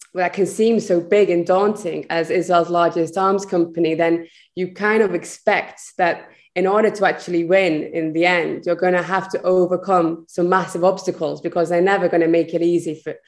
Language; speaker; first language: English; native; English